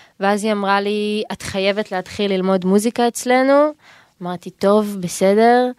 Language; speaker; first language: Hebrew; native; Hebrew